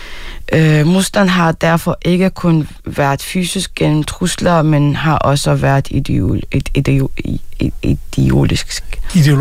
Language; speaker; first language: Danish; non-native, fluent; Arabic